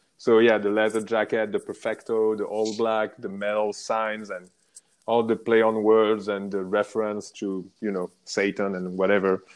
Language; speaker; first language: English; non-native, fluent; French